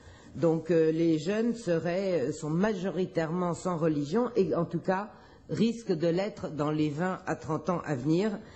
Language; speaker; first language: French; native; French